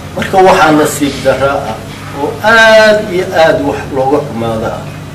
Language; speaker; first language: Somali; native; Somali